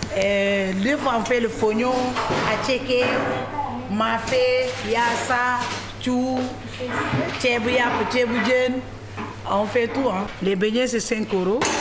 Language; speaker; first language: French; non-native, local second language; Wolof